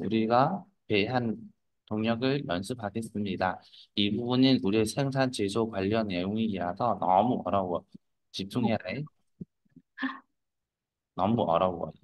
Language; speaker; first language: Korean; non-native, fluent; Vietnamese